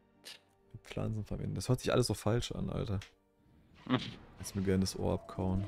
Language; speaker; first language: German; native; German